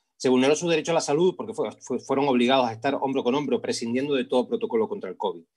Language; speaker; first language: Spanish; native; Spanish